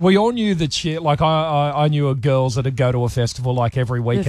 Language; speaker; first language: English; native; English